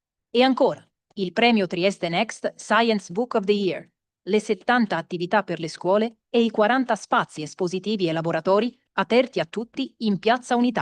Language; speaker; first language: Italian; native; Italian